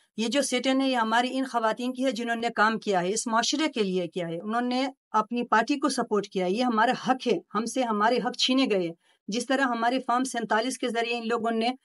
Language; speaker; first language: Urdu; non-native, local second language; Pashto